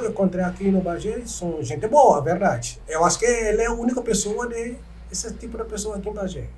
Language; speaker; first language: Portuguese; non-native, learner; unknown